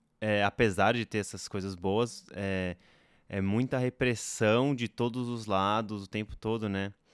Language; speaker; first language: Portuguese; native; Portuguese